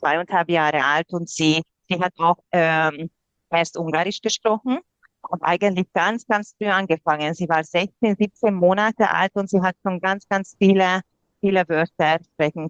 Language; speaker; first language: German; non-native, fluent; Hungarian